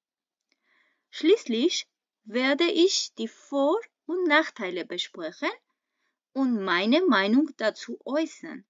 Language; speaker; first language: German; non-native, fluent; Armenian